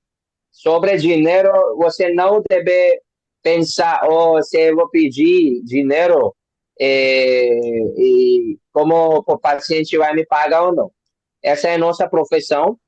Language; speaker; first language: Portuguese; non-native, learner; Hindi